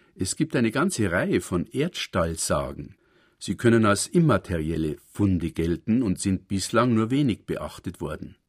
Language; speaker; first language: German; native; German